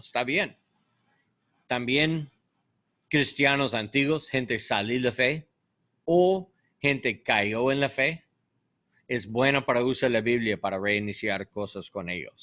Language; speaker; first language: Spanish; non-native, learner; English